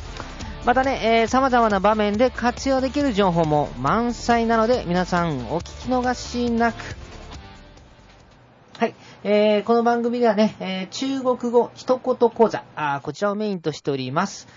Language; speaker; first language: Japanese; native; Japanese